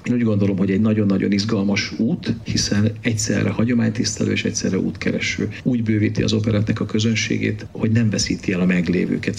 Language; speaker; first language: Hungarian; native; Hungarian